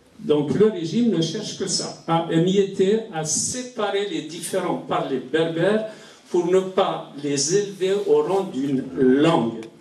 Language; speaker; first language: French; non-native, local second language; Kabyle